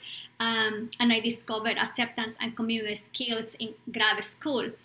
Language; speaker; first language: English; non-native, fluent; Spanish